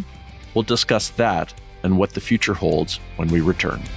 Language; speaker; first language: English; native; English